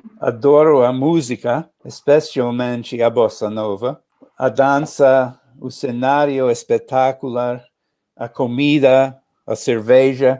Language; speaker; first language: Portuguese; non-native, learner; English